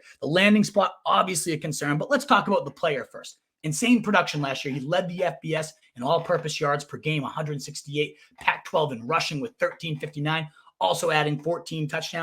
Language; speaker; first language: English; native; English